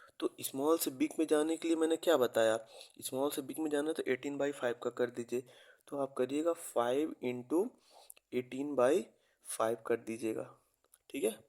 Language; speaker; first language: Hindi; native; Hindi